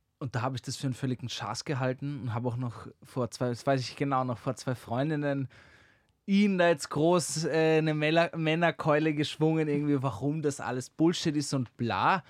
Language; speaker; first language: German; native; German